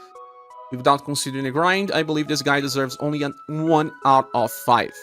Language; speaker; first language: English; non-native, fluent; Portuguese